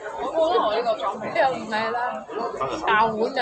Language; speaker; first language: Cantonese; non-native, learner; Javanese